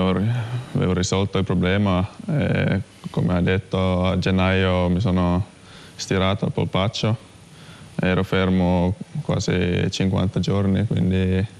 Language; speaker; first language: Italian; non-native, fluent; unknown